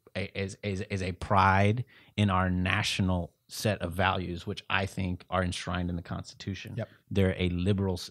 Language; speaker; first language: English; native; English